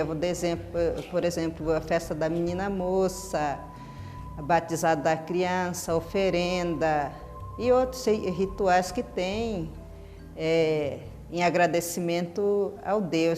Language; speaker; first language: Portuguese; non-native, local second language; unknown